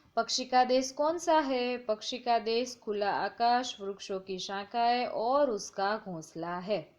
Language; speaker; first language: Hindi; non-native, local second language; Gujarati